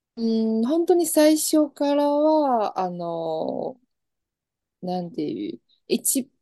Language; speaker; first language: Japanese; non-native, fluent; Chinese